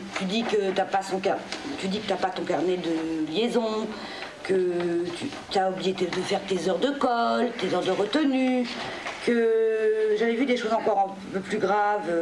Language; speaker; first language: French; native; French